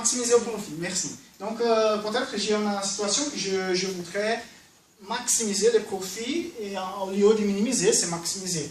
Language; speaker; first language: French; non-native, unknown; Portuguese